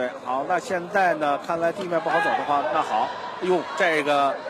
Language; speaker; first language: Chinese; native; Chinese